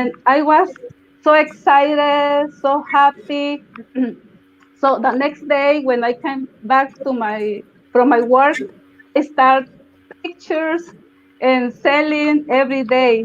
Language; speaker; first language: English; non-native, learner; Spanish